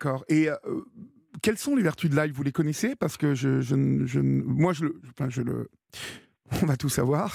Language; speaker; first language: French; native; French